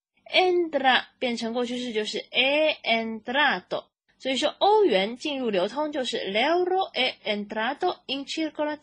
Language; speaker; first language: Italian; non-native, fluent; Chinese